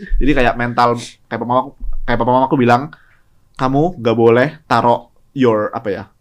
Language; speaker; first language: Indonesian; native; Indonesian